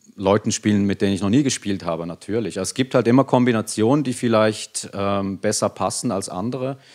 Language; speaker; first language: German; native; German